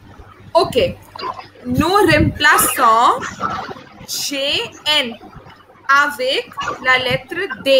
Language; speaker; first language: French; non-native, fluent; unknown